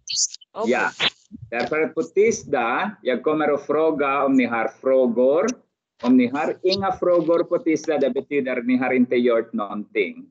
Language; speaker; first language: Swedish; non-native, fluent; Arabic